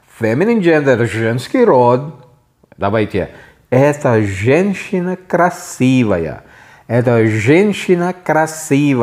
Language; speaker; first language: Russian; non-native, fluent; Filipino